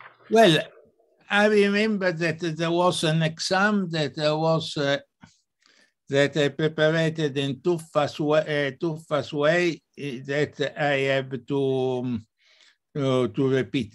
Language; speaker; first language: English; non-native, fluent; Italian